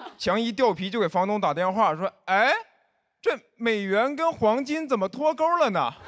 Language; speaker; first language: Chinese; native; Chinese